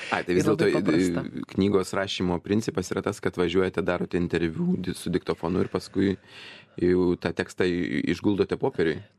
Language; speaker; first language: Lithuanian; native; Lithuanian